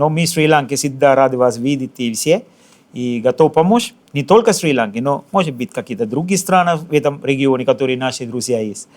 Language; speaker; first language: Russian; non-native, fluent; Sinhala